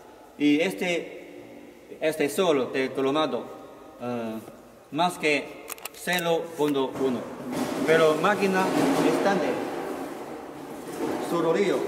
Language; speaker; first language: Spanish; non-native, learner; Chinese